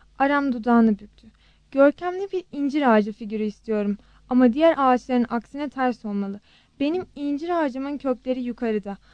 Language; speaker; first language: Turkish; native; Turkish